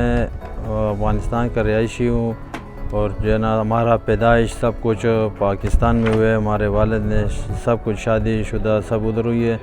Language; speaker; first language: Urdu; early bilingual, other home language; Pashto